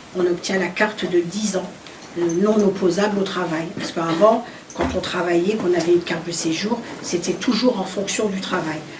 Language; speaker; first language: French; early bilingual, other home language; Arabic